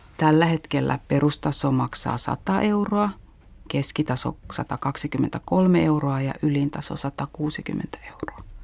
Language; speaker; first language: Finnish; native; Finnish